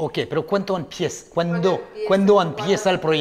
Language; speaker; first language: Spanish; non-native, learner; French